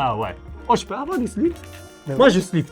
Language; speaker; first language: French; native; French